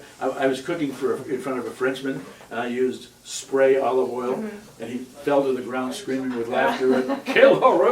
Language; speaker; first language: English; native; English